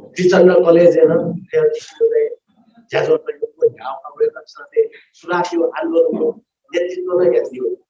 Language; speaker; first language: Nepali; non-native, local second language; Newari